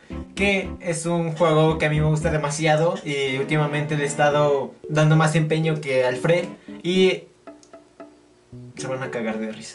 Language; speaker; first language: Spanish; native; Spanish